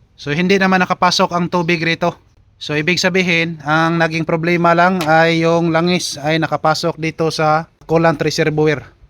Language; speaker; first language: Filipino; non-native, local second language; Cebuano